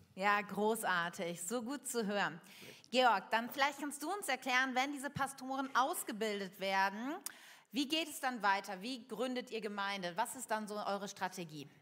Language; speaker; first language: German; native; German